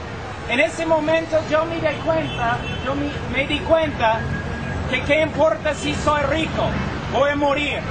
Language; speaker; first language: Spanish; non-native, fluent; English